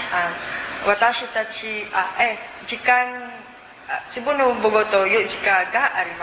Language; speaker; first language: Japanese; non-native, learner; Cebuano